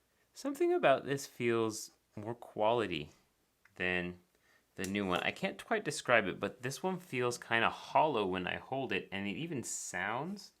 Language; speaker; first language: English; native; English